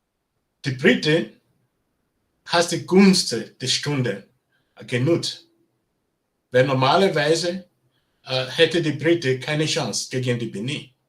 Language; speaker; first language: German; non-native, learner; Bini